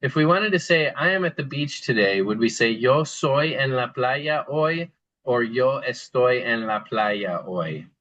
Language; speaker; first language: Spanish; non-native, fluent; English